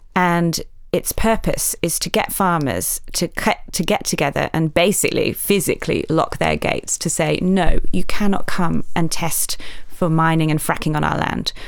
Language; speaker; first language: English; native; English